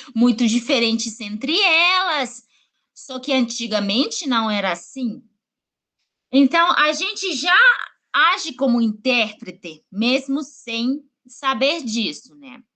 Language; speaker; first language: Portuguese; non-native, fluent; Spanish